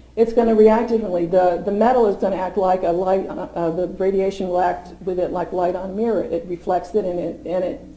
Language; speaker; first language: English; native; English